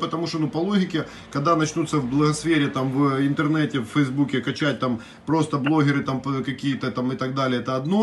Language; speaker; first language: Russian; native; Russian